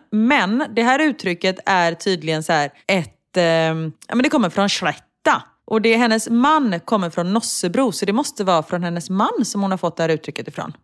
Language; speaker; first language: Swedish; native; Swedish